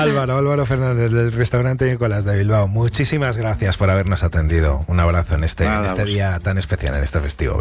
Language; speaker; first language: Spanish; native; Spanish